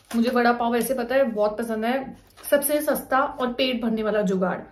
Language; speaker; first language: Hindi; native; Hindi